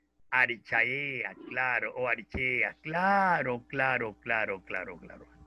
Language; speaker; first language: Spanish; native; Spanish